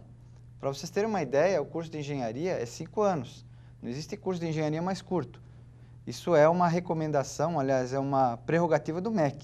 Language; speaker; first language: Portuguese; native; Portuguese